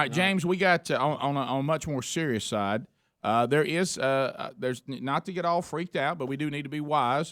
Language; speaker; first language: English; native; English